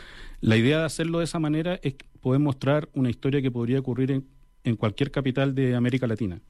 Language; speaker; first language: Spanish; native; Spanish